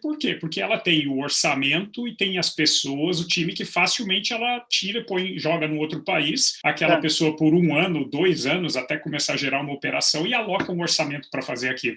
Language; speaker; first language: Portuguese; native; Portuguese